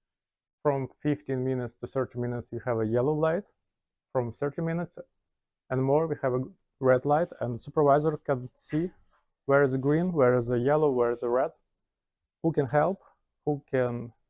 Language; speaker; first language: English; non-native, learner; Ukrainian